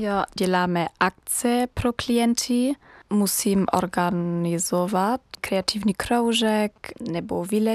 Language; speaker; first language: Czech; non-native, learner; German